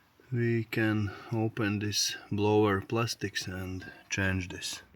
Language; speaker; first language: English; non-native, learner; Latvian